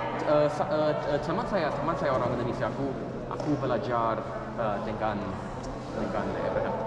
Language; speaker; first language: Indonesian; non-native, learner; English